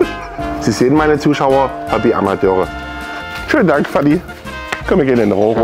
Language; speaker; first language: German; native; German